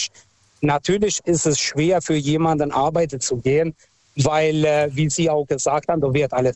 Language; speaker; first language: German; non-native, fluent; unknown